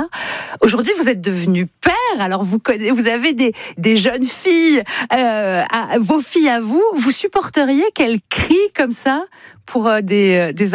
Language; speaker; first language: French; native; French